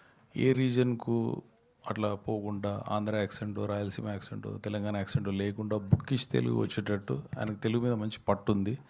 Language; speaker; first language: Telugu; native; Telugu